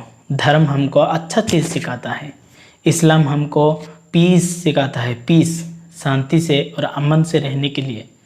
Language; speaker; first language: Hindi; non-native, local second language; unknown